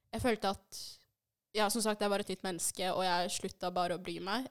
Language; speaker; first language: Norwegian; early bilingual, other home language; Swahili